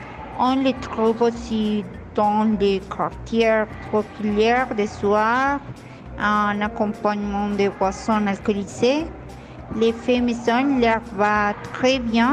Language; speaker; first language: French; non-native, learner; Spanish